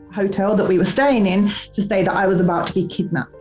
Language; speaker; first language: English; native; English